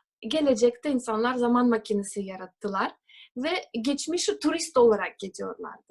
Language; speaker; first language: Turkish; non-native, fluent; Russian